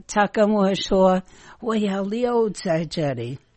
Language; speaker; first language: Chinese; non-native, fluent; English